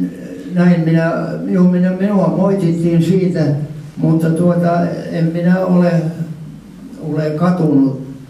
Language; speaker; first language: Finnish; non-native, local second language; Swedish